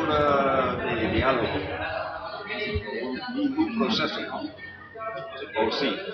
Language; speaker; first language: Spanish; non-native, fluent; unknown